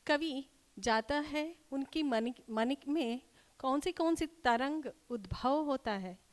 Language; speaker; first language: Hindi; non-native, local second language; Kannada